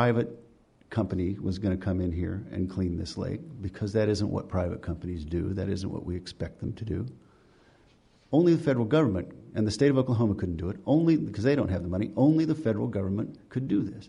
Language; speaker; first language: English; native; English